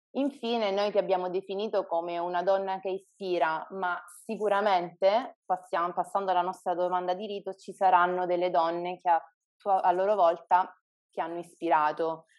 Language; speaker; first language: Italian; native; Italian